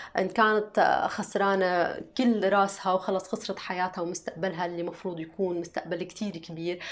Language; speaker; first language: Arabic; native; Arabic